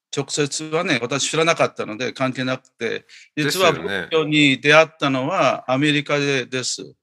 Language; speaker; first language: Japanese; native; Japanese